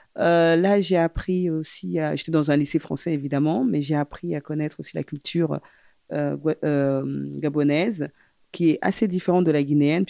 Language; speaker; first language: French; early bilingual, other home language; Fula